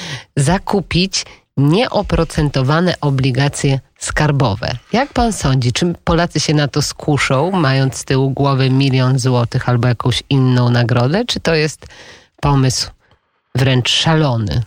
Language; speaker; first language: Polish; native; Polish